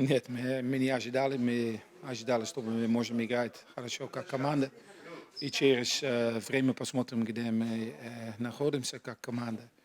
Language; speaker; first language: Russian; non-native, learner; Dutch